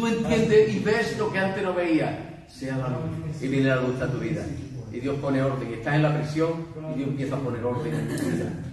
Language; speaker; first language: Spanish; native; Spanish